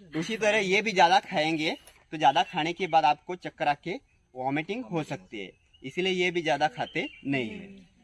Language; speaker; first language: Hindi; non-native, local second language; Marathi